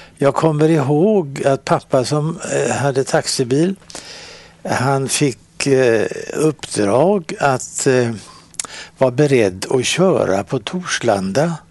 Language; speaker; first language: Swedish; native; Swedish